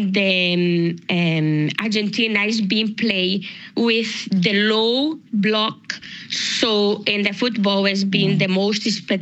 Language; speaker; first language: English; non-native, learner; Spanish